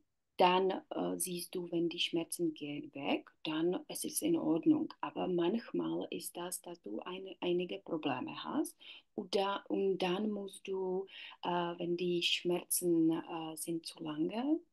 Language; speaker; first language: German; non-native, learner; Czech